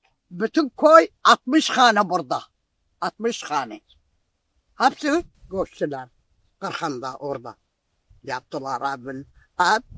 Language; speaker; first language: Turkish; non-native, local second language; Arabic